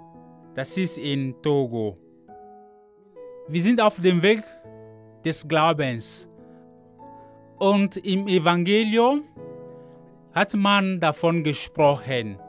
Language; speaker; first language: German; non-native, learner; Ewe